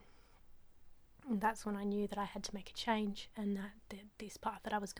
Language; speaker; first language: English; native; English